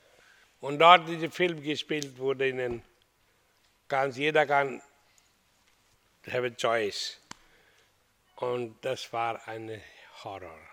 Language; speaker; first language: German; non-native, fluent; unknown